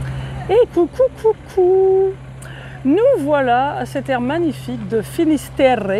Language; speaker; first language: French; native; French